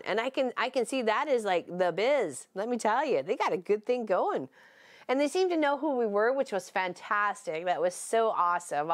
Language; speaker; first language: English; native; English